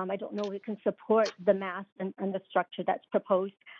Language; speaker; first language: English; non-native, local second language; Cantonese